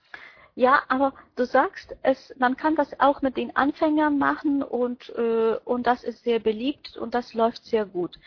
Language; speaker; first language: German; non-native, fluent; Polish